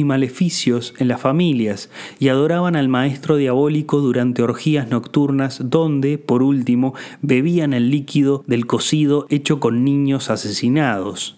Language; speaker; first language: Spanish; native; Spanish